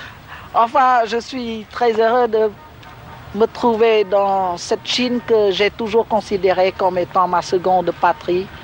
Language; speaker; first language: French; non-native, local second language; Khmer